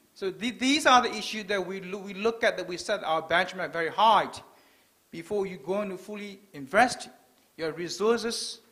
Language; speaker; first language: English; non-native, fluent; Burmese